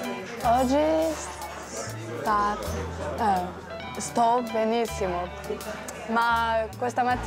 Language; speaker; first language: Italian; non-native, learner; French